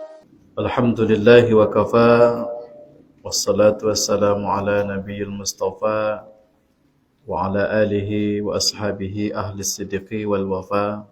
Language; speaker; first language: Arabic; non-native, fluent; Indonesian